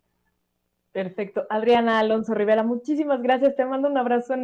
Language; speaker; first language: Spanish; native; Spanish